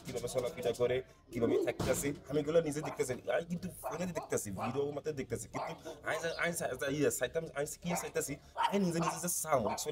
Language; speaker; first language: Bangla; non-native, learner; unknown